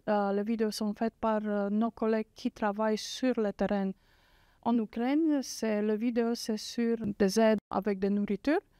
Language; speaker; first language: French; non-native, fluent; English